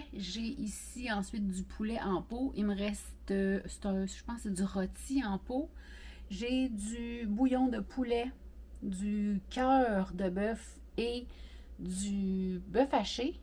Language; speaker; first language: French; native; French